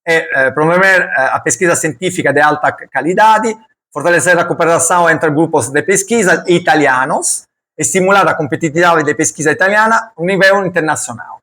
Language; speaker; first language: Portuguese; non-native, learner; Italian